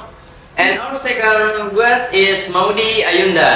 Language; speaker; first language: English; non-native, learner; Indonesian